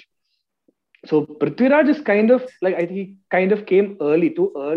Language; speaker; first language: English; non-native, local second language; Malayalam